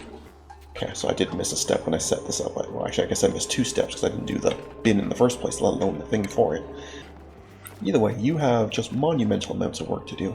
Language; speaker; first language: English; native; English